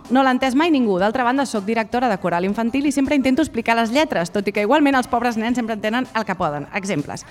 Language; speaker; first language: Catalan; native; Catalan